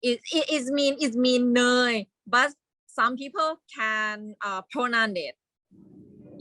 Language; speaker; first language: English; non-native, learner; Thai